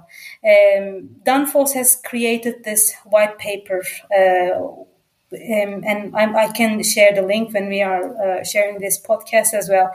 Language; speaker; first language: English; non-native, fluent; Turkish